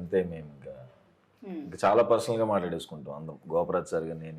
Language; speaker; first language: Telugu; native; Telugu